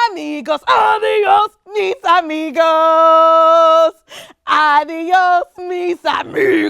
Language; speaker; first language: Spanish; non-native, fluent; English